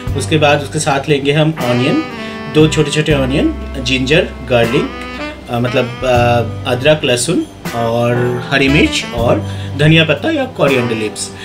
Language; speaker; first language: Hindi; non-native, local second language; Bangla